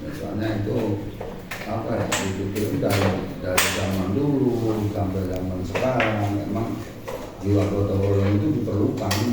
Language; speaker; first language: Indonesian; non-native, local second language; Javanese